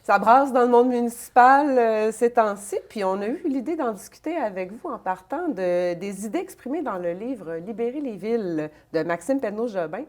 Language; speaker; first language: French; native; French